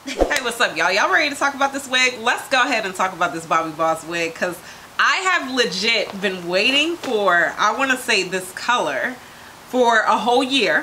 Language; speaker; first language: English; native; English